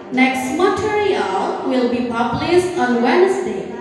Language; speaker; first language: English; non-native, fluent; Indonesian